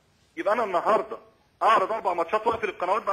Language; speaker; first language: Arabic; native; Arabic